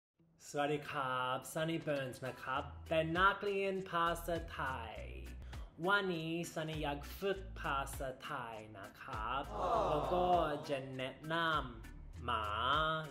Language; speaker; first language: Thai; non-native, learner; English